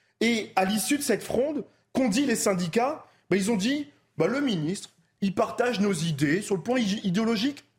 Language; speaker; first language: French; native; French